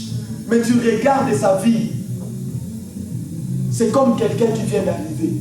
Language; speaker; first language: French; non-native, local second language; Lingala